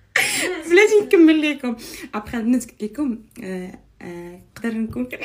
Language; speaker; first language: Arabic; native; Arabic